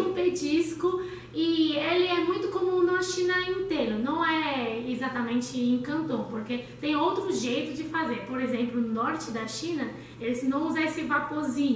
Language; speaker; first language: Portuguese; non-native, learner; Chinese